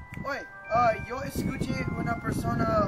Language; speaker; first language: Spanish; non-native, learner; English